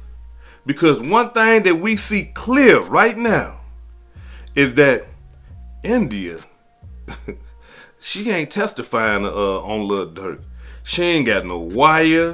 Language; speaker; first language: English; native; English